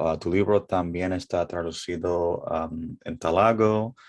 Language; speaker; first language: Spanish; early bilingual, heritage; English